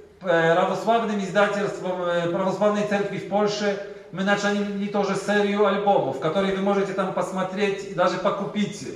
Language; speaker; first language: Russian; non-native, learner; Polish